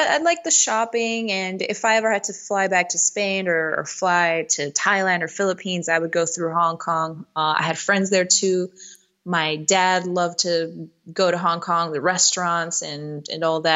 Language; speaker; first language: English; early bilingual, other home language; Spanish